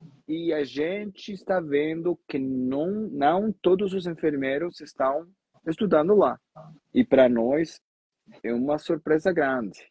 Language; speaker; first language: Portuguese; non-native, fluent; Spanish